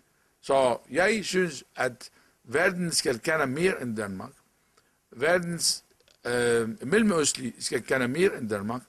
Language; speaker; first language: Danish; non-native, local second language; Arabic